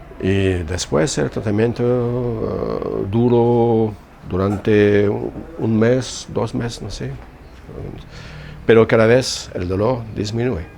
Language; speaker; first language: Spanish; non-native, learner; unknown